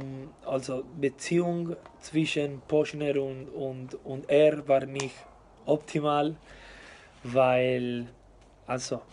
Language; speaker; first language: German; non-native, learner; Spanish